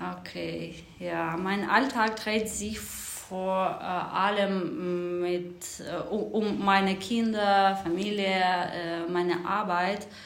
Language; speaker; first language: German; non-native, learner; Ukrainian